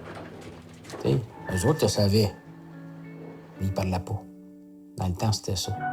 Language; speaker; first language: French; native; French